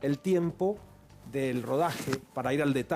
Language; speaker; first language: Spanish; native; Spanish